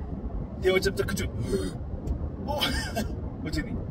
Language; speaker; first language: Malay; non-native, fluent; Korean